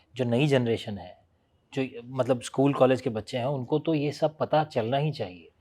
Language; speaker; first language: Hindi; non-native, local second language; Gujarati